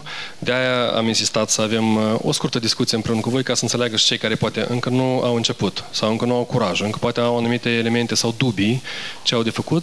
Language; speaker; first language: Romanian; native; Romanian